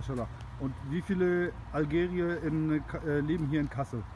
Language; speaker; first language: German; non-native, fluent; Urdu